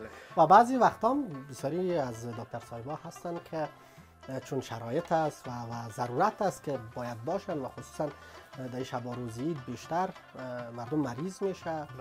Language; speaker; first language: Persian; native; Persian